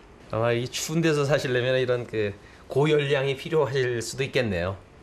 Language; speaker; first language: Korean; native; Korean